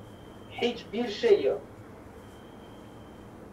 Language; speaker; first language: Turkish; non-native, learner; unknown